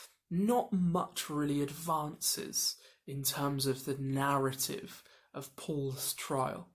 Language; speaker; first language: English; native; English